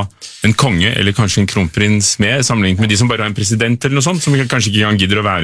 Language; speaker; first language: Norwegian; native; Norwegian